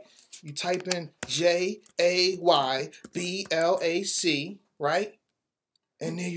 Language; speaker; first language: English; native; English